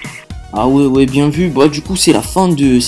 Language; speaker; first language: French; native; French